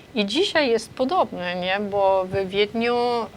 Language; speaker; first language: Polish; non-native, fluent; German